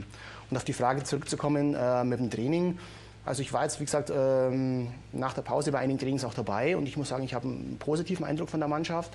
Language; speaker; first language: German; native; German